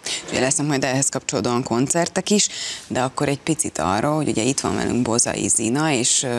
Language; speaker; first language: Hungarian; native; Hungarian